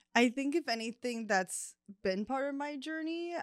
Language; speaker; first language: English; early bilingual, other home language; Chinese